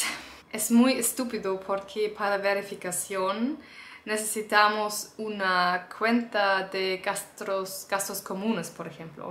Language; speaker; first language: Spanish; non-native, learner; German